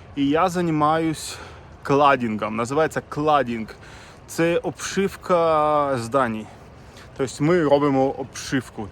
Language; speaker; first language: Ukrainian; non-native, local second language; Russian